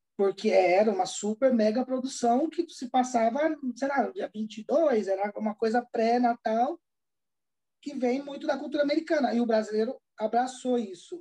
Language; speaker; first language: Portuguese; native; Portuguese